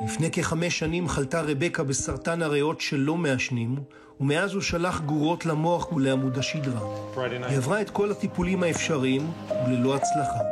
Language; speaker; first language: Hebrew; native; Hebrew